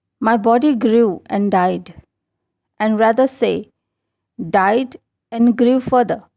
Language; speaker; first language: English; non-native, local second language; Hindi